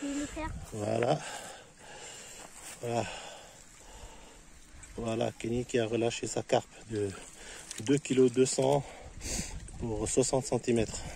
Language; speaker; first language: French; native; French